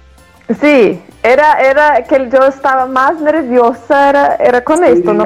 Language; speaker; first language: Spanish; non-native, fluent; Portuguese